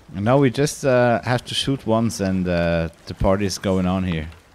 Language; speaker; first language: English; non-native, fluent; German